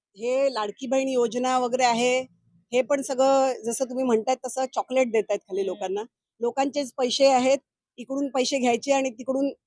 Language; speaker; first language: Marathi; native; Marathi